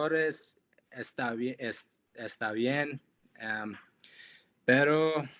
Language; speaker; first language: Spanish; non-native, learner; English